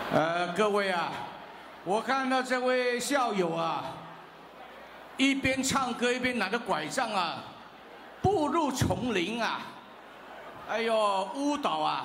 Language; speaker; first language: Chinese; early bilingual, heritage; Chinese